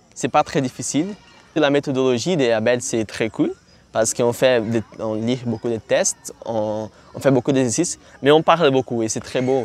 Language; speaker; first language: French; non-native, learner; Portuguese